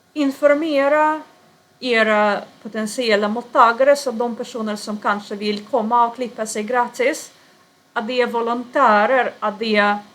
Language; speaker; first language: Swedish; non-native, fluent; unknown